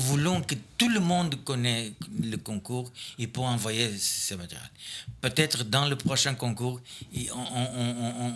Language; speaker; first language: French; non-native, fluent; Portuguese